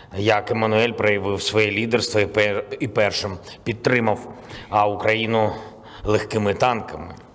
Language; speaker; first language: Ukrainian; non-native, local second language; Russian